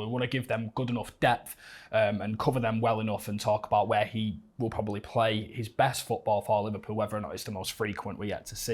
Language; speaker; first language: English; native; English